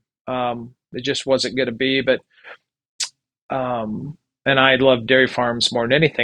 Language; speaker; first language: English; native; English